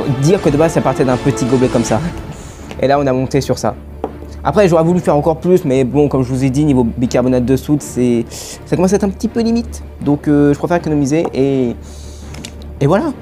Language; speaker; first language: French; native; French